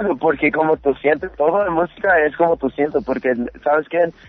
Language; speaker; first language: Spanish; early bilingual, heritage; English